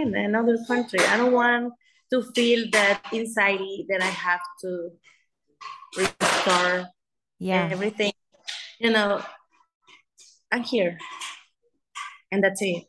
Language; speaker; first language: English; non-native, learner; Spanish